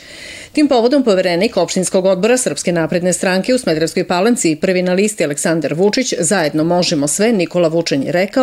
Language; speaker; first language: Serbian; native; Serbian